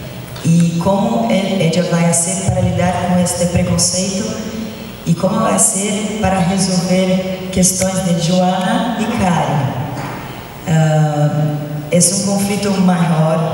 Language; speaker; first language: Spanish; non-native, learner; Portuguese